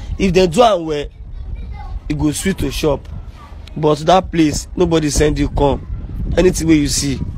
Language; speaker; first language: Nigerian Pidgin; non-native, local second language; Yoruba